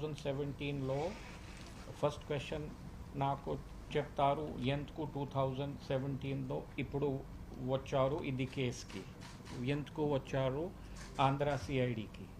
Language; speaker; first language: Telugu; early bilingual, heritage; Telugu